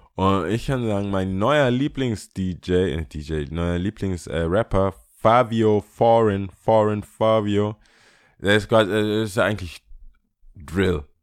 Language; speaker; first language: German; early bilingual, other home language; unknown